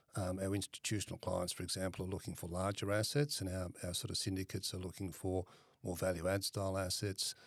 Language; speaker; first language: English; native; English